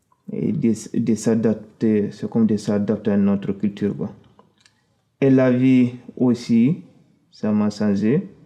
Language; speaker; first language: French; non-native, fluent; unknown